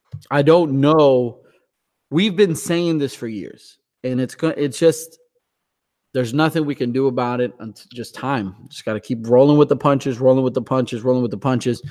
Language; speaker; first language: English; early bilingual, other home language; Portuguese